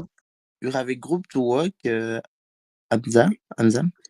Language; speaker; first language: English; non-native, learner; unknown